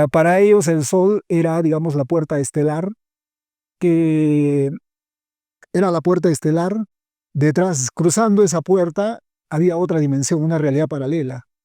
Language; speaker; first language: Spanish; native; Spanish